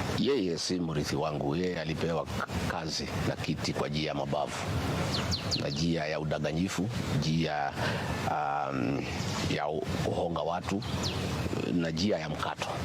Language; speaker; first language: Swahili; non-native, local second language; Kikuyu